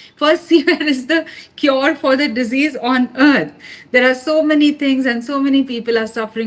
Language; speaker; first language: English; non-native, local second language; Urdu